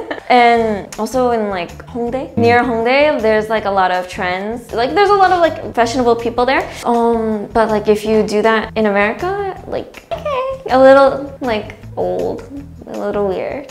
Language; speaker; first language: English; native; English